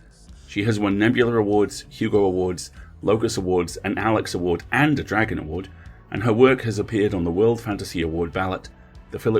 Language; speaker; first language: English; native; English